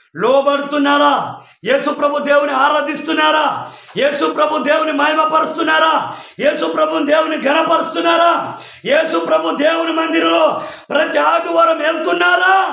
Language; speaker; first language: Telugu; non-native, local second language; Koya